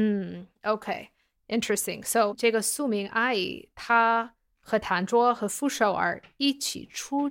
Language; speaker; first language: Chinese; non-native, fluent; English